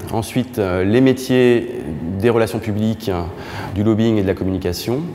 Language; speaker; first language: French; native; French